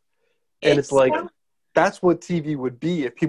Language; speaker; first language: English; native; English